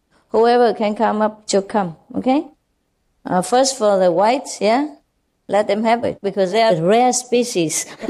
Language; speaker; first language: English; non-native, fluent; Vietnamese